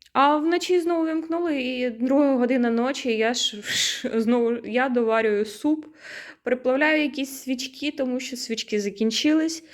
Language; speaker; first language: Ukrainian; native; Ukrainian